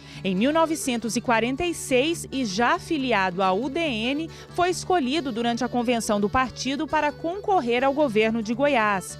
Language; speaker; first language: Portuguese; native; Portuguese